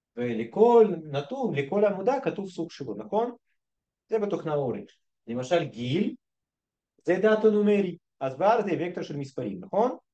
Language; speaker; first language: Hebrew; non-native, fluent; Russian